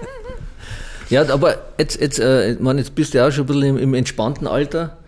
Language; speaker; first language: German; native; German